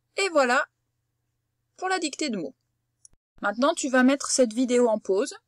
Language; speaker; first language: French; native; French